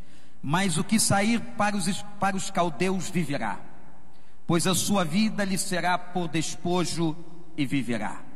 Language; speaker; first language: Portuguese; native; Portuguese